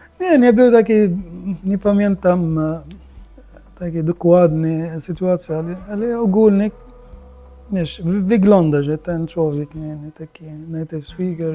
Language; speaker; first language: Polish; non-native, learner; Arabic